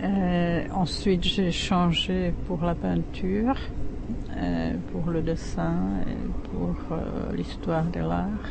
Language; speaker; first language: French; non-native, fluent; Czech